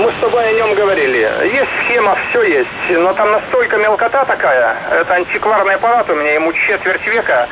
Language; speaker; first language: Russian; native; Russian